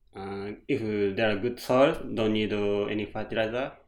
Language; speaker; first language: English; non-native, learner; Japanese